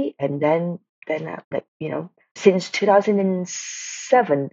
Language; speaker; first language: English; non-native, local second language; Cantonese